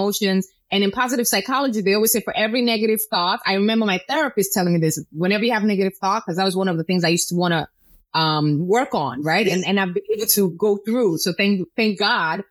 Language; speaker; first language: English; non-native, local second language; Yoruba